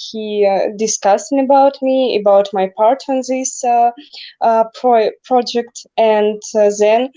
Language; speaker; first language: English; non-native, learner; Russian